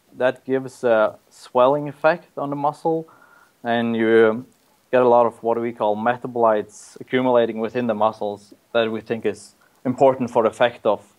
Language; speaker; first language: English; non-native, fluent; Norwegian